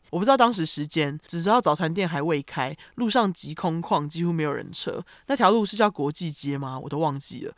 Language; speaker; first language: Chinese; native; Chinese